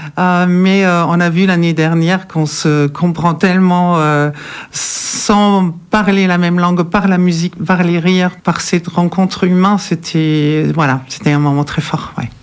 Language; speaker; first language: French; non-native, fluent; German